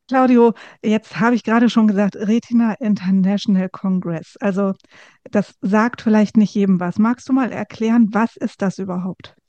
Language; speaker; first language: German; native; German